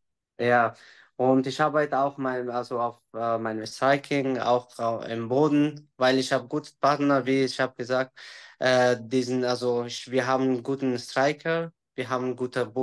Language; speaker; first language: German; non-native, learner; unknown